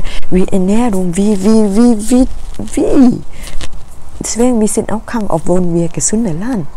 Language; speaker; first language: German; non-native, learner; Thai